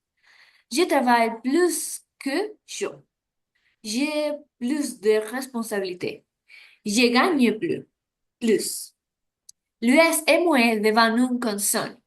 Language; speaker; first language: French; non-native, learner; Spanish